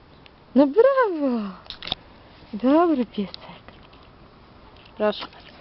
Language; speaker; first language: Polish; native; Polish